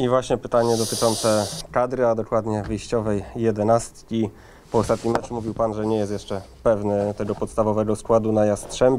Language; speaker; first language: Polish; native; Polish